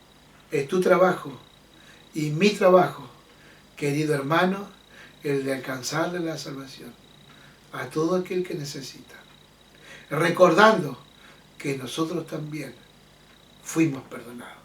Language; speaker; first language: Spanish; native; Spanish